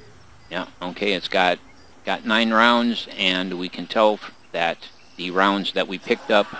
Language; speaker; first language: English; native; English